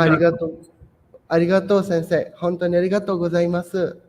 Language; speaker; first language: Japanese; non-native, fluent; Portuguese